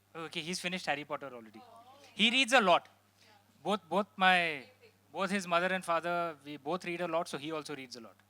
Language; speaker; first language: English; non-native, local second language; Hindi